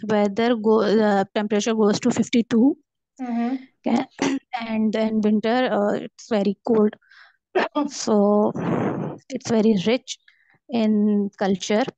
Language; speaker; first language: English; non-native, local second language; Urdu